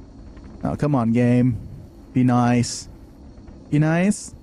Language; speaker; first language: English; native; English